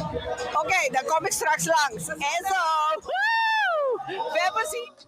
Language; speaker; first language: Dutch; non-native, local second language; Papiamento